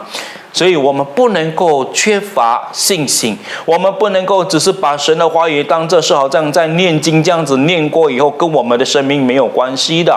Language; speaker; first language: Chinese; native; Chinese